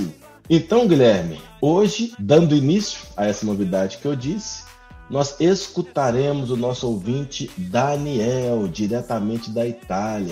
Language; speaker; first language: Portuguese; native; Portuguese